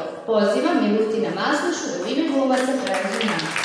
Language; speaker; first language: Serbian; native; Serbian